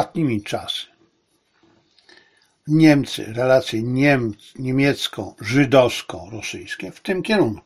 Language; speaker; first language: Polish; native; Polish